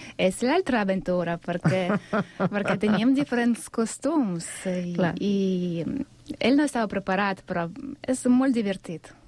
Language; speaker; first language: Catalan; non-native, fluent; Russian